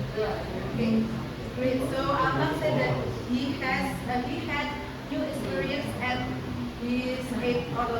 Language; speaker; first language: English; non-native, fluent; Indonesian